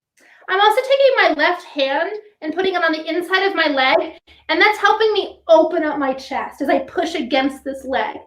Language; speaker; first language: English; native; English